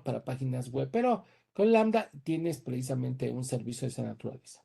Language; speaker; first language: Spanish; native; Spanish